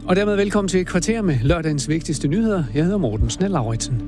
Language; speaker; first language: Danish; native; Danish